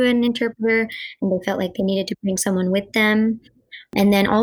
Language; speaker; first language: English; early bilingual, other home language; Gujarati